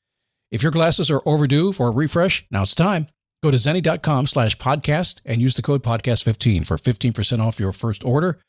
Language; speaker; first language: English; native; English